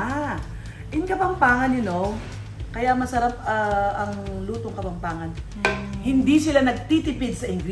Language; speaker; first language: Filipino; non-native, local second language; Pampanga